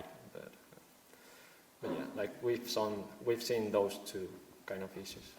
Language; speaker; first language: English; non-native, fluent; Spanish